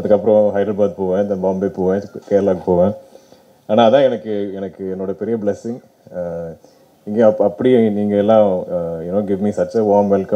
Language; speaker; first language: Tamil; non-native, local second language; Malayalam